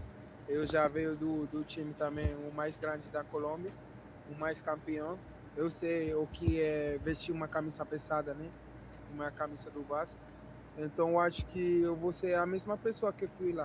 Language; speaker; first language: Portuguese; non-native, fluent; Spanish